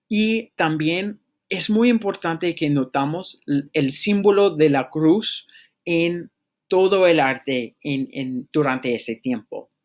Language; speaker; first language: Spanish; non-native, fluent; English